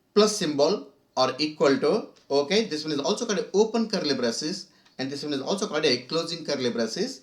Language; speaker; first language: English; non-native, local second language; Kannada